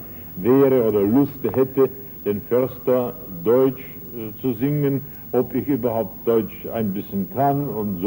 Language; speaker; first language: German; non-native, fluent; Czech